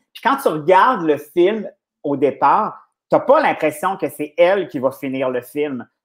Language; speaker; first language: French; native; French